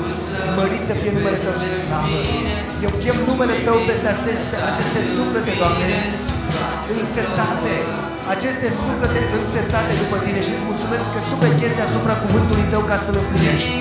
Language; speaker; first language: Romanian; native; Romanian